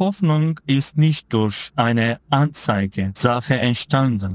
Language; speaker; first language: German; non-native, fluent; Turkish